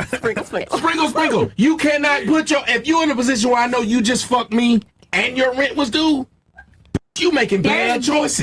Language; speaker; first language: English; native; English